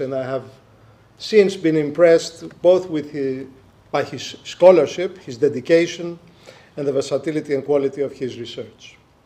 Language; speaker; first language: English; non-native, fluent; Greek